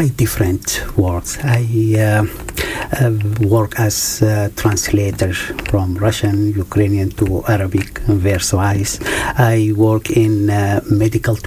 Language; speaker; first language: English; non-native, fluent; Arabic